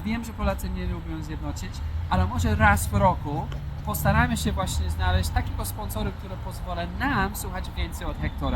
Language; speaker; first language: Polish; non-native, fluent; English